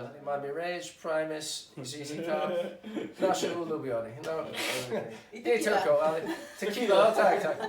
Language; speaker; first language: Polish; non-native, learner; English